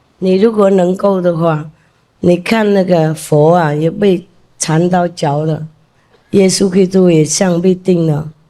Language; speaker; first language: Chinese; non-native, fluent; Vietnamese